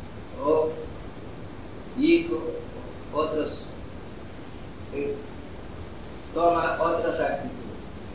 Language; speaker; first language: Spanish; non-native, fluent; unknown